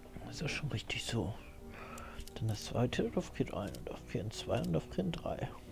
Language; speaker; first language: German; native; German